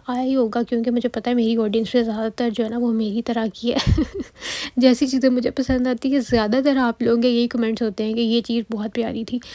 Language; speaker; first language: Urdu; native; Urdu